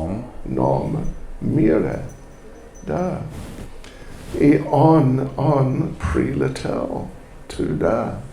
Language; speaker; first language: Russian; non-native, learner; English